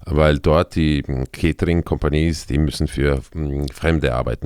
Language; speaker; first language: German; non-native, fluent; Croatian